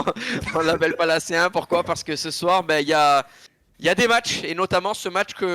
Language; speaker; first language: French; native; French